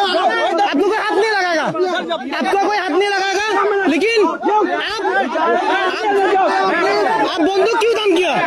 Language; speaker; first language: Hindi; non-native, learner; Bangla